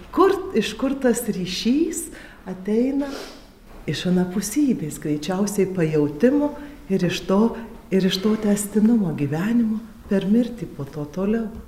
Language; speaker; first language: Lithuanian; native; Lithuanian